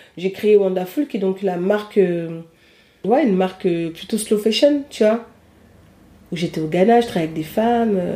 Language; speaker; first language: French; early bilingual, other home language; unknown